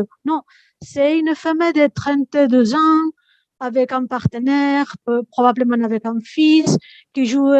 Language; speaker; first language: French; non-native, fluent; Spanish